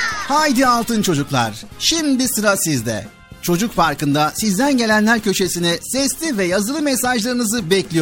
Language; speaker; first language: Turkish; native; Turkish